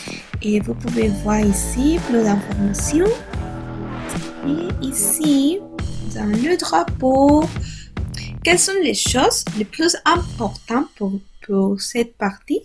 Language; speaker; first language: French; non-native, learner; Spanish